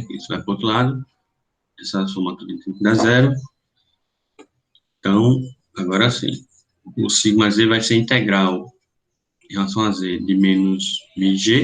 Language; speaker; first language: Portuguese; native; Portuguese